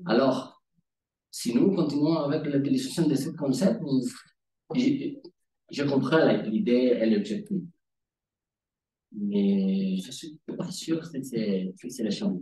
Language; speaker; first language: French; non-native, learner; Spanish